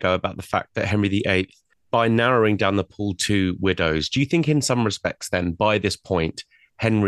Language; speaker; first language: English; native; English